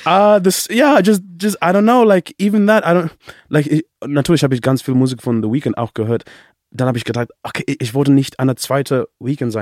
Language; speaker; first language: English; early bilingual, other home language; Shona